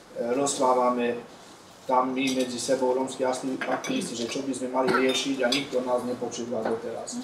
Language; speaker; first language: Slovak; non-native, local second language; Hungarian